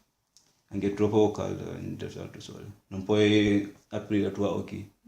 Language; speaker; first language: Italian; non-native, learner; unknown